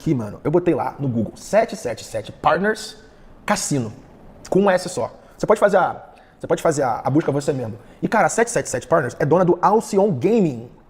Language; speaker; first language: Portuguese; early bilingual, heritage; Portuguese